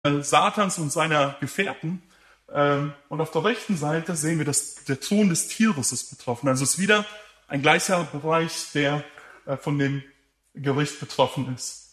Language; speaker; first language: German; native; German